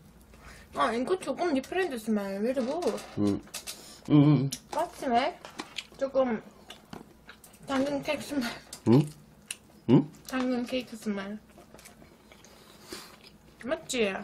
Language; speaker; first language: Korean; non-native, learner; Turkish